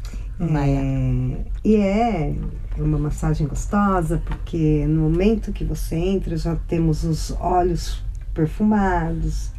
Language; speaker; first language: Spanish; non-native, learner; Portuguese